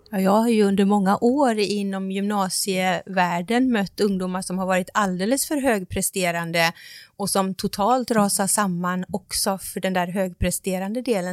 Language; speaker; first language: Swedish; native; Swedish